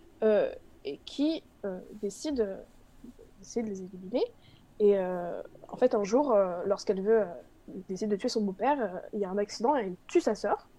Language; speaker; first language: French; native; French